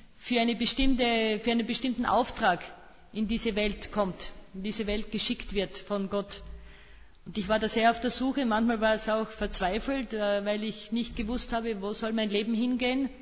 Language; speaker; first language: German; native; German